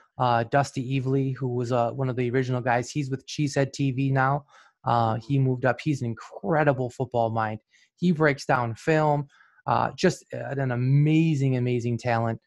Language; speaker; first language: English; native; English